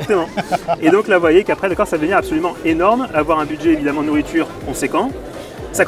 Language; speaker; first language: French; native; French